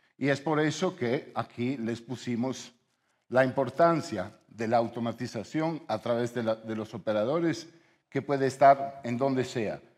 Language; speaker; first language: Spanish; non-native, fluent; Italian